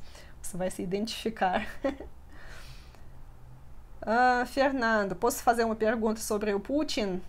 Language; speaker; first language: Portuguese; non-native, fluent; Russian